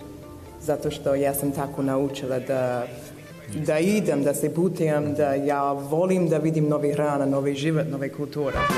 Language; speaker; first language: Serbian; non-native, learner; English